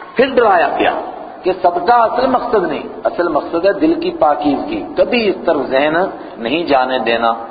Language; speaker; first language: Urdu; non-native, local second language; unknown